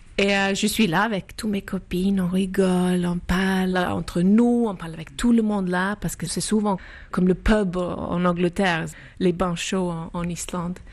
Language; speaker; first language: French; non-native, fluent; Icelandic